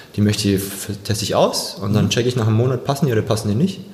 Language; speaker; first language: German; native; German